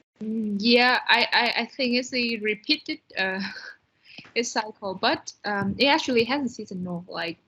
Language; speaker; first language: English; non-native, learner; Vietnamese